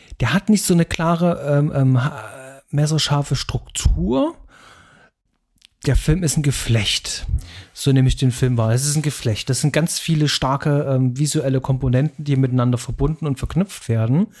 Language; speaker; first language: German; native; German